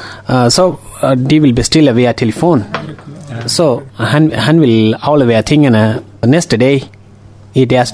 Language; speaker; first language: Danish; non-native, learner; Tamil